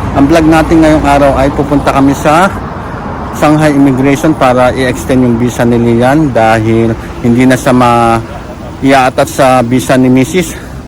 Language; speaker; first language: Filipino; native; Filipino